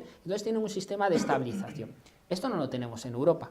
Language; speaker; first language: Spanish; native; Spanish